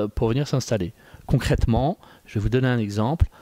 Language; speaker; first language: French; native; French